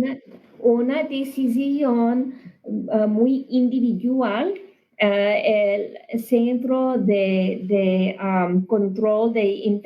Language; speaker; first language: Spanish; non-native, learner; English